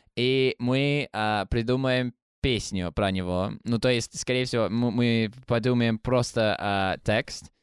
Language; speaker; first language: Russian; non-native, fluent; English